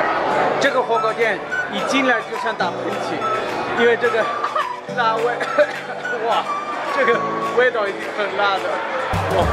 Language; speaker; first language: Chinese; non-native, fluent; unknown